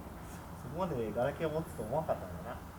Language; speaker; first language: Japanese; native; Japanese